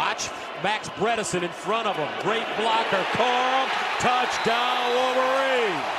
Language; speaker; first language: English; native; English